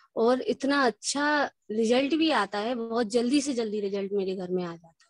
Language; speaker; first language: Hindi; native; Hindi